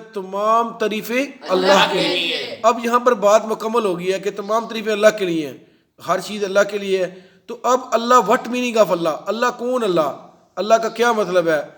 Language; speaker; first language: Urdu; non-native, local second language; Punjabi